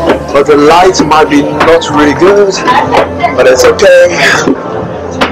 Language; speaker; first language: English; non-native, fluent; Chinese